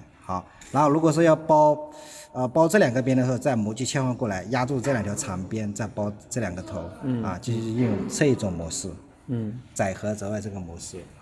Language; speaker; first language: Chinese; native; Chinese